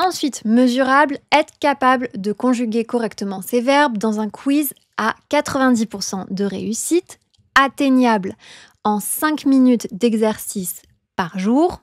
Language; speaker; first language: French; native; French